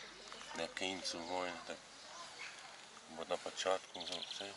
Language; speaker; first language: Polish; non-native, learner; English